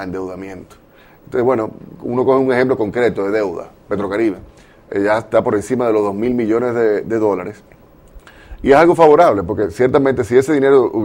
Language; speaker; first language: Spanish; native; Spanish